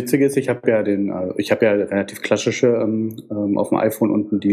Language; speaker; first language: German; native; German